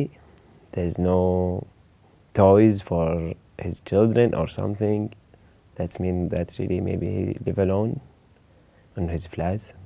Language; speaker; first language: English; non-native, learner; Arabic